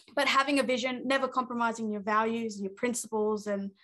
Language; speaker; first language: English; native; English